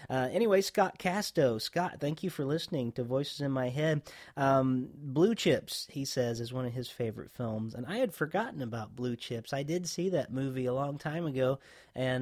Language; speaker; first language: English; native; English